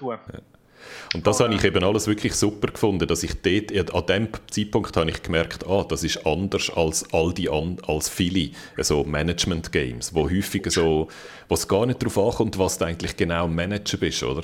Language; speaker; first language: German; native; German